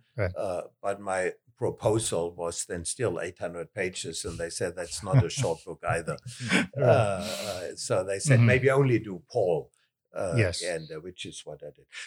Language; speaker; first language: English; non-native, fluent; German